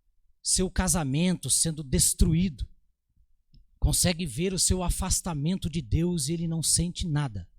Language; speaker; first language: Portuguese; native; Portuguese